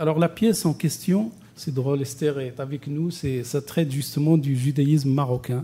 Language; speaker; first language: French; non-native, local second language; Arabic